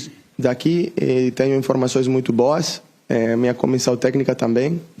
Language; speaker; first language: Portuguese; non-native, learner; Italian